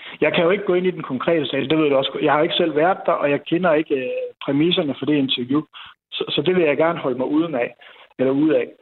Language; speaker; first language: Danish; native; Danish